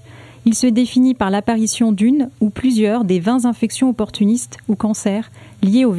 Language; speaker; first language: French; native; French